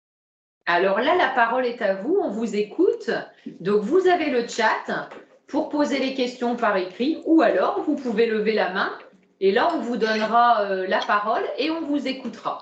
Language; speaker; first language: French; native; French